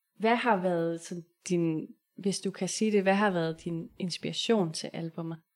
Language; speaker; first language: Danish; native; Danish